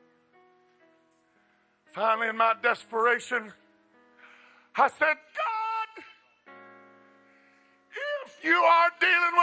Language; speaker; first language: English; native; English